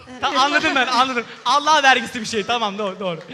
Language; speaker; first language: Turkish; native; Turkish